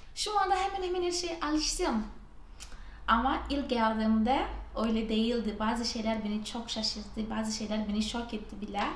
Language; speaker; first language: Turkish; non-native, fluent; Portuguese